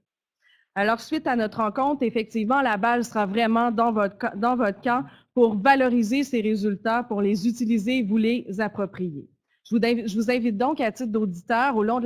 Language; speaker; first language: French; native; French